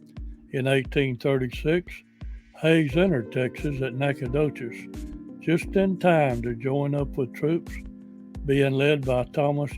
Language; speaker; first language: English; native; English